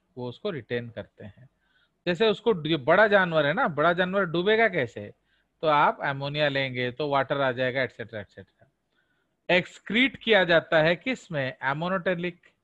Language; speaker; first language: Hindi; non-native, local second language; Odia